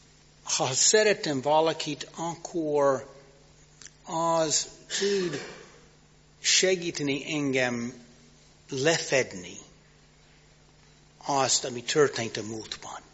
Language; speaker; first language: Hungarian; non-native, learner; English